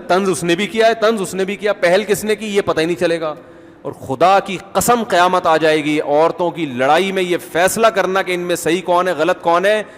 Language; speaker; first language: Urdu; native; Urdu